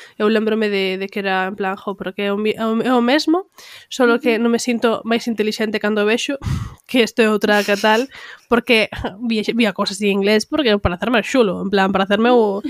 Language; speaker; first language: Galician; non-native, local second language; Spanish